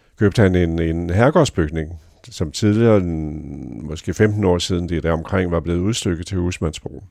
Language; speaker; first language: Danish; native; Danish